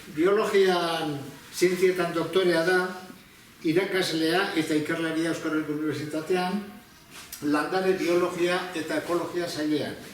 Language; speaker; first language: Basque; native; Basque